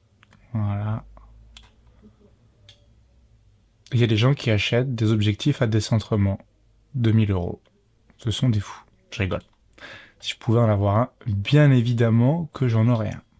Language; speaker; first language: French; native; French